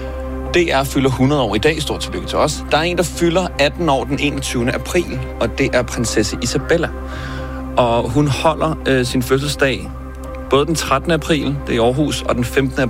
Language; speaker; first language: Danish; native; Danish